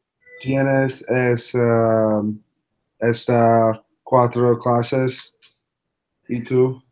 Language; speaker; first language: Spanish; non-native, learner; English